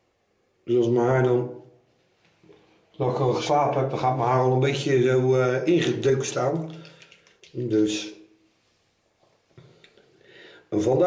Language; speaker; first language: Dutch; native; Dutch